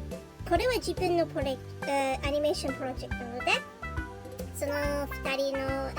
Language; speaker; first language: Japanese; non-native, learner; English